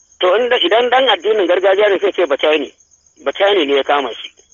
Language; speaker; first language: Hausa; native; Hausa